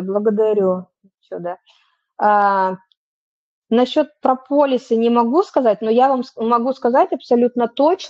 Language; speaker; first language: Russian; native; Russian